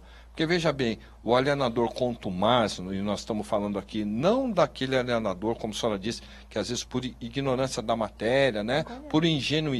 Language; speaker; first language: Portuguese; native; Portuguese